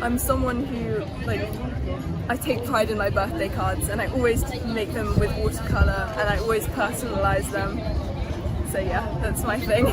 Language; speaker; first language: English; non-native, fluent; French